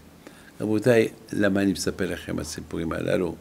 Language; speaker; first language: Hebrew; non-native, fluent; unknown